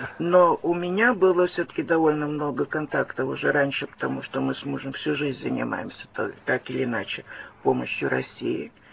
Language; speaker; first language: Russian; early bilingual, heritage; Russian